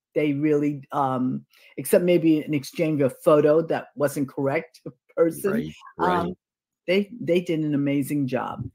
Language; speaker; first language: English; native; English